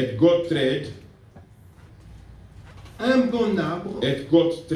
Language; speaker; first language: Swedish; non-native, fluent; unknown